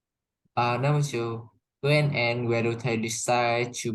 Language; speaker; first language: English; non-native, learner; Vietnamese